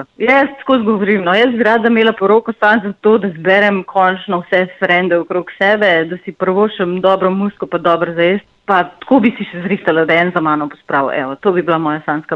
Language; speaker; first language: Slovenian; native; Slovenian